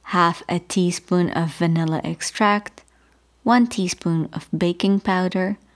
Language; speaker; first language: English; non-native, fluent; Arabic